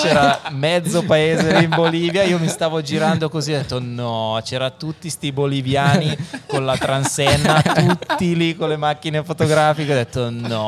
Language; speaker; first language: Italian; native; Italian